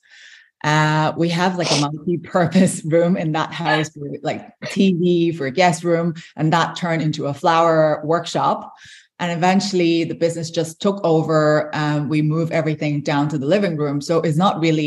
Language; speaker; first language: English; non-native, local second language; Cantonese